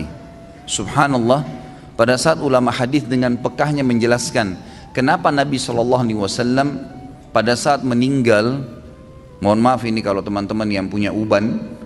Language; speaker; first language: Indonesian; native; Indonesian